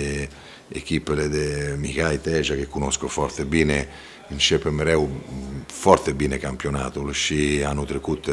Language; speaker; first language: Romanian; non-native, fluent; Italian